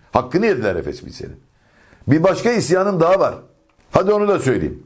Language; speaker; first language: Turkish; native; Turkish